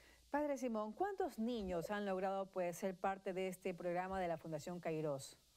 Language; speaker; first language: Spanish; native; Spanish